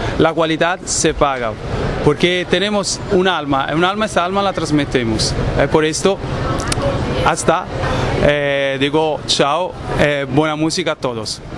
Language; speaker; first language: Spanish; non-native, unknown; Italian